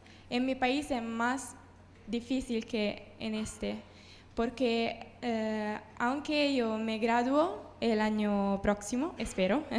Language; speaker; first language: Spanish; non-native, fluent; Italian